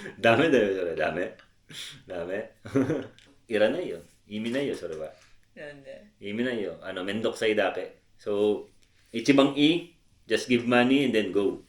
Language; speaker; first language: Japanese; non-native, learner; Filipino